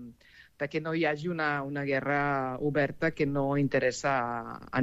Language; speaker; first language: Catalan; non-native, fluent; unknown